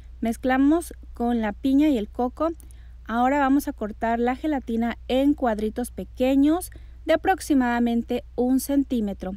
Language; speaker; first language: Spanish; native; Spanish